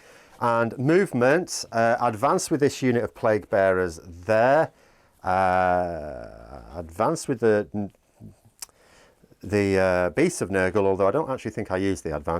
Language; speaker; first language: English; native; English